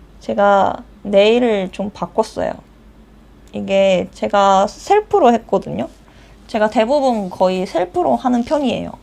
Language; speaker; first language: Korean; non-native, fluent; Japanese